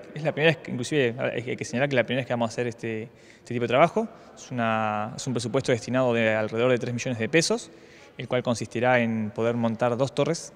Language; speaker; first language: Spanish; native; Spanish